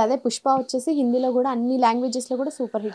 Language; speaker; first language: Telugu; native; Telugu